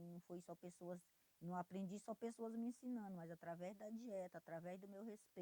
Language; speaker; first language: Portuguese; non-native, local second language; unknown